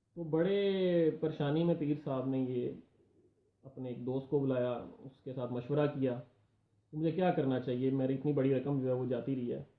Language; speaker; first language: Urdu; non-native, local second language; Punjabi